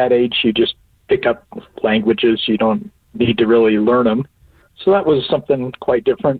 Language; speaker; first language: English; non-native, local second language; German